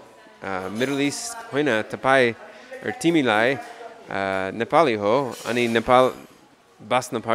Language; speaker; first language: Nepali; non-native, learner; English